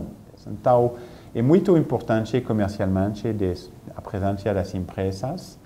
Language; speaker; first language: Portuguese; non-native, fluent; French